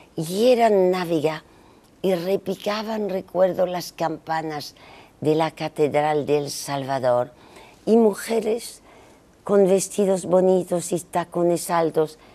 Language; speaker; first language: Spanish; native; Spanish